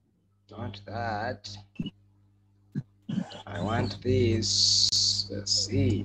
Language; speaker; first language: English; non-native, fluent; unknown